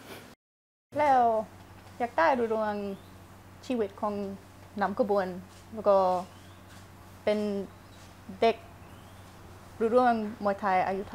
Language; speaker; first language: Thai; non-native, learner; English